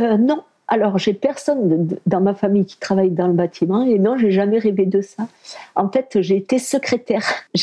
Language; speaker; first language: French; early bilingual, other home language; Spanish